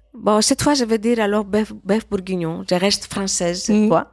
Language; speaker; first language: French; non-native, fluent; Greek